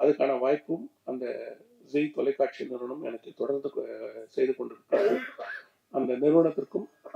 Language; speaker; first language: Tamil; native; Tamil